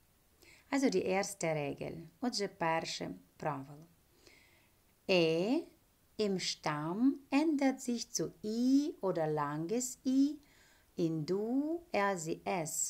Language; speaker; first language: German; non-native, fluent; Ukrainian